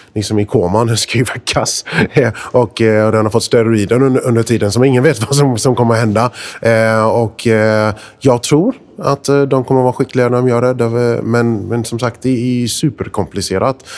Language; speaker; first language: Swedish; non-native, fluent; English